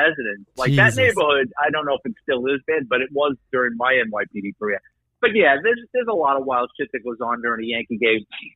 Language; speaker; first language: English; native; English